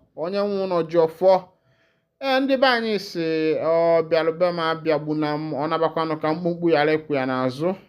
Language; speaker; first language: Nigerian Pidgin; non-native, local second language; Igbo